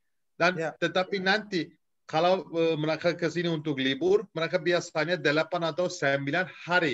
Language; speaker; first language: Indonesian; non-native, fluent; Turkish